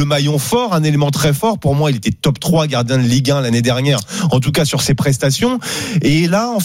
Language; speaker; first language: French; native; French